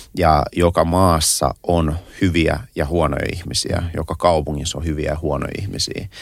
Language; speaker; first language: Finnish; early bilingual, other home language; Russian